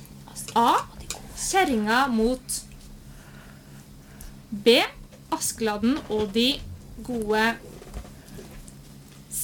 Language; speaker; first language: Norwegian; native; Norwegian